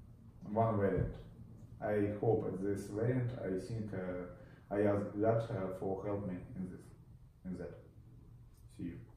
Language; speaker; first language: English; non-native, learner; Russian